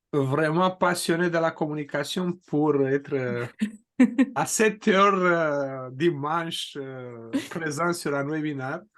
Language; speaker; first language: French; non-native, fluent; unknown